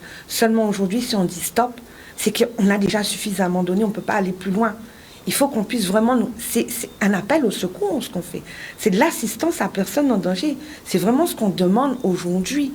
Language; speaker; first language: French; native; French